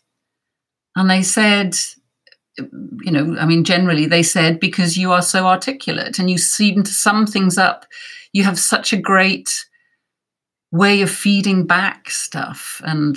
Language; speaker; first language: English; native; English